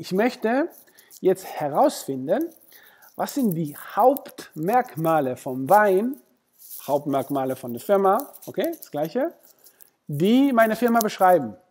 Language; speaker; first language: German; non-native, fluent; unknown